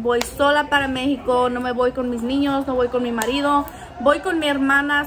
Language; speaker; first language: Spanish; early bilingual, heritage; Spanish